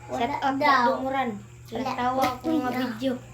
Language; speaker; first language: Filipino; non-native, local second language; Cebuano